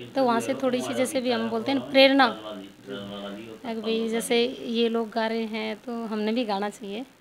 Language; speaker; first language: Hindi; native; Hindi